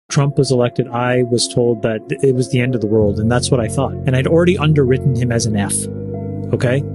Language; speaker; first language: English; native; English